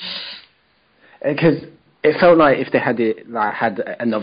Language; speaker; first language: English; native; English